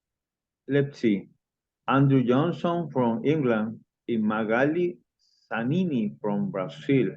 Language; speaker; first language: English; non-native, learner; Spanish